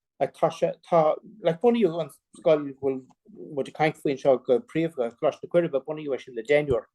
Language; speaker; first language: Irish; non-native, local second language; English